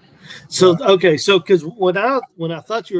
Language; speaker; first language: English; native; English